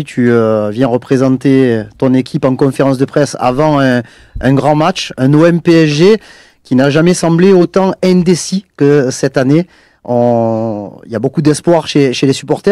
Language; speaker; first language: French; native; French